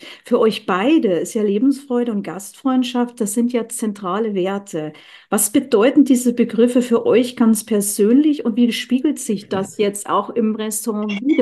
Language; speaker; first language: German; native; German